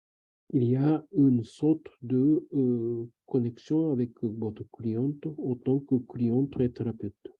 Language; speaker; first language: French; non-native, learner; Japanese